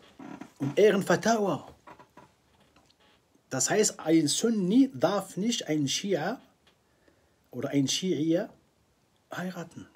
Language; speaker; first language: German; non-native, fluent; Arabic